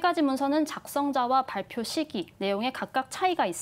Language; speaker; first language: Korean; native; Korean